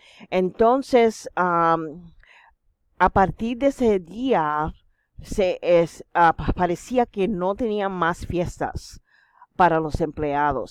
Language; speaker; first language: Spanish; non-native, fluent; English